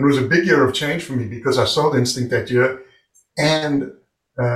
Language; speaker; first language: English; native; English